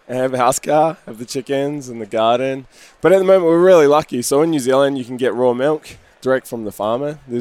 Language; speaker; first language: English; native; English